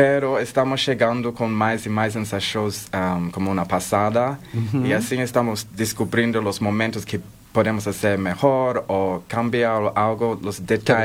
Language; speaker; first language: Spanish; non-native, learner; English